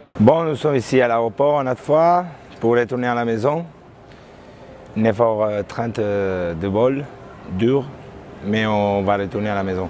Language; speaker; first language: French; non-native, learner; Spanish